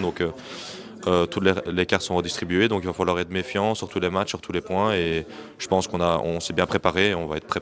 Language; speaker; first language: French; native; French